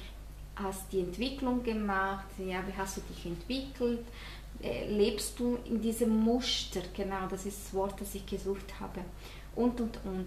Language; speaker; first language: German; non-native, fluent; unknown